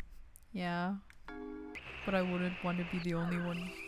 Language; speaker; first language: English; non-native, local second language; Filipino